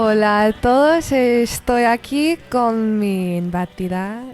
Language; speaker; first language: Spanish; non-native, learner; English